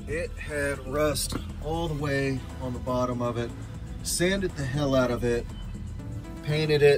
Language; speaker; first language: English; native; English